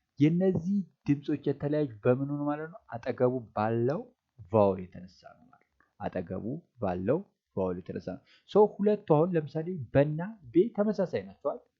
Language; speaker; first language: Amharic; native; Amharic